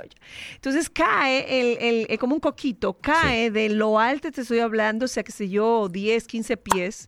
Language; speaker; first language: Spanish; native; Spanish